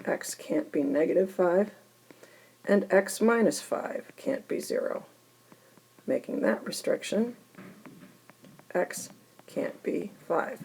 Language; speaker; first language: English; native; English